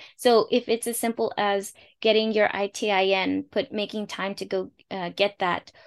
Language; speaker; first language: English; early bilingual, other home language; Spanish